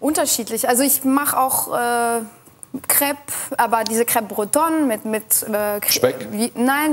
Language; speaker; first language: German; native; German